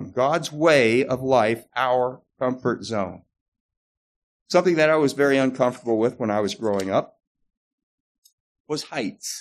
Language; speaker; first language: English; native; English